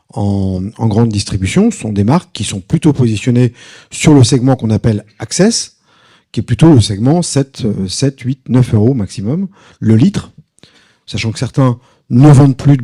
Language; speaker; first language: French; native; French